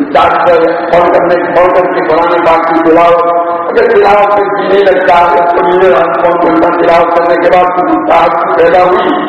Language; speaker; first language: Urdu; native; Urdu